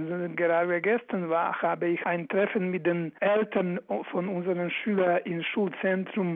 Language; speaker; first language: German; non-native, fluent; Croatian